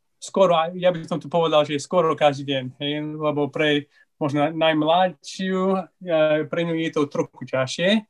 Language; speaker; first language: Slovak; non-native, learner; English